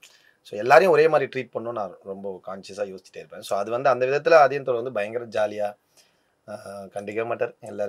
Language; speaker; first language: Tamil; native; Tamil